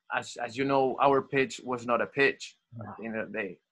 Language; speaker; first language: English; non-native, fluent; Spanish